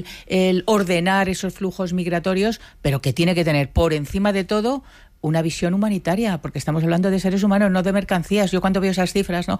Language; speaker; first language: Spanish; native; Spanish